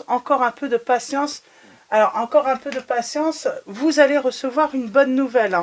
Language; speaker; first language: French; native; French